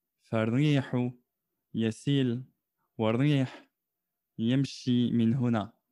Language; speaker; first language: Arabic; non-native, fluent; French